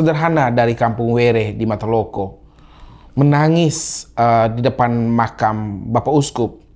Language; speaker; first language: Indonesian; native; Indonesian